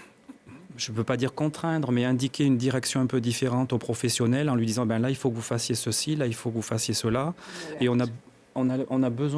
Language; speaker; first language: French; native; French